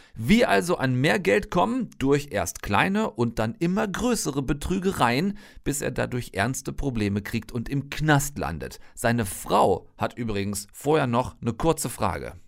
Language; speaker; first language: German; native; German